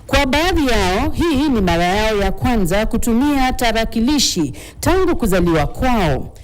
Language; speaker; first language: Swahili; non-native, local second language; Luo (Kenya and Tanzania)